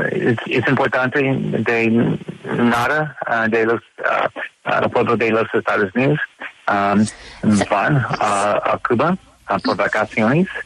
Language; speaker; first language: Spanish; non-native, learner; English